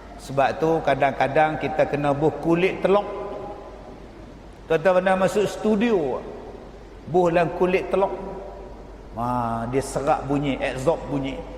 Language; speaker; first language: Malay; native; Malay